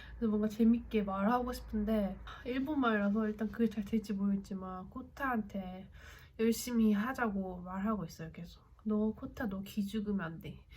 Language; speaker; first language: Korean; native; Korean